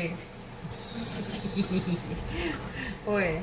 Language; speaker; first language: French; non-native, learner; Russian